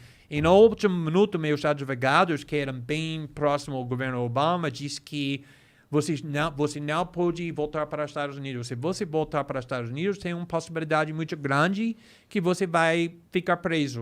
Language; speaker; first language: Portuguese; non-native, fluent; English